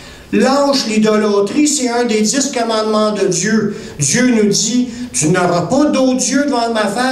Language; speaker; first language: French; native; French